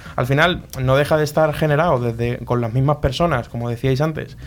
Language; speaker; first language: Spanish; native; Spanish